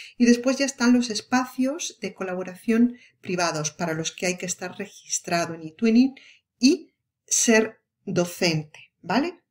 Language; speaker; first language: Spanish; native; Spanish